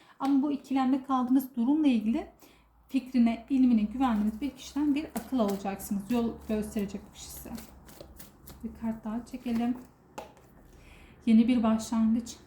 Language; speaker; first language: Turkish; native; Turkish